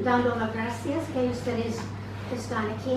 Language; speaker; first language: Spanish; non-native, fluent; English